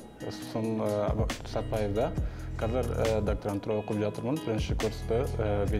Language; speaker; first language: Kazakh; non-native, local second language; Pashto